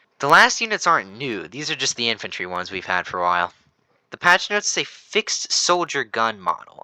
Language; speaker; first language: English; native; English